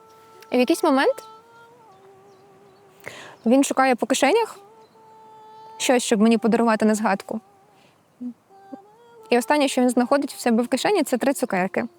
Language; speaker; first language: Ukrainian; native; Ukrainian